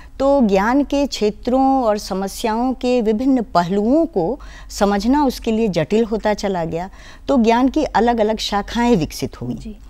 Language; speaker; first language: Hindi; native; Hindi